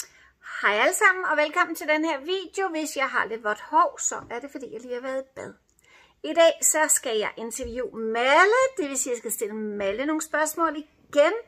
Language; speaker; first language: Danish; native; Danish